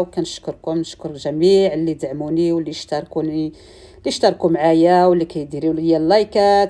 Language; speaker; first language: Arabic; native; Arabic